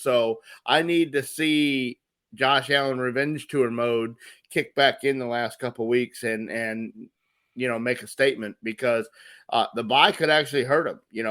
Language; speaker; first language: English; native; English